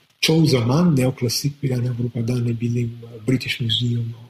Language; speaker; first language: Turkish; non-native, fluent; Italian